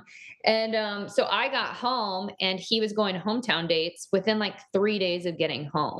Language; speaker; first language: English; native; English